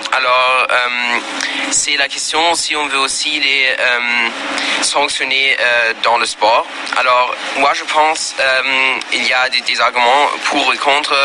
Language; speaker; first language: French; non-native, learner; German